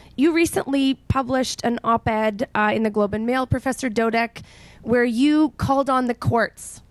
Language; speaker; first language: English; native; English